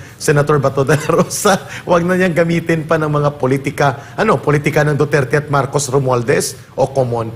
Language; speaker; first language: Filipino; native; Filipino